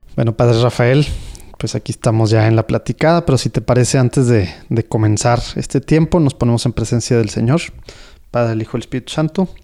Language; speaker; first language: Spanish; native; Spanish